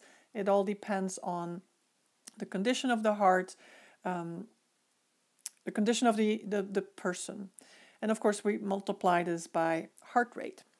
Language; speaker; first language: English; native; English